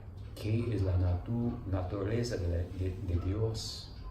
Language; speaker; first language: Spanish; non-native, learner; English